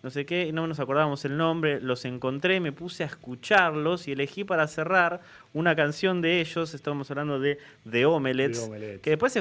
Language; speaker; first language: Spanish; native; Spanish